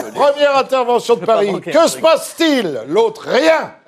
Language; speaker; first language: French; native; French